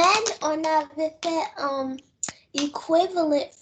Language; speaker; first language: French; early bilingual, heritage; French